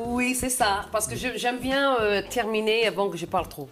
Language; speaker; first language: French; non-native, fluent; English